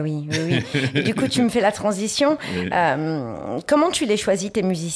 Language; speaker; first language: French; native; French